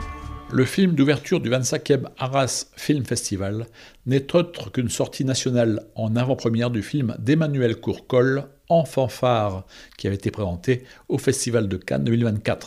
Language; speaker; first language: French; native; French